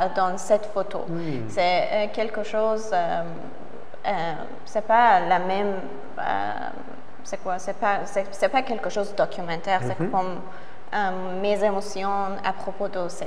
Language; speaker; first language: French; non-native, learner; Persian